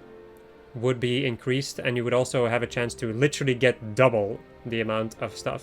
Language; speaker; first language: English; native; English